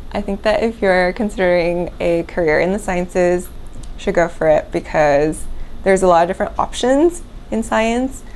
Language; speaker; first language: English; native; English